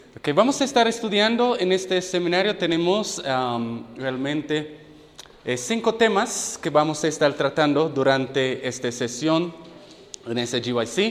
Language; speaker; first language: Spanish; non-native, fluent; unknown